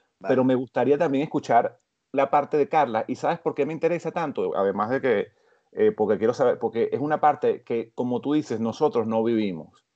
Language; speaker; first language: Spanish; native; Spanish